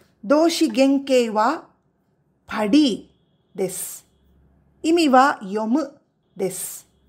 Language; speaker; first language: Japanese; non-native, fluent; Tamil